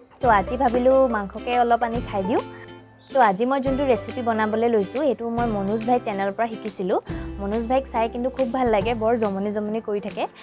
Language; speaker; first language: Assamese; native; Assamese